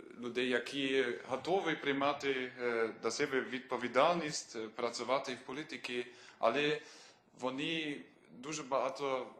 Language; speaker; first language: Ukrainian; non-native, fluent; German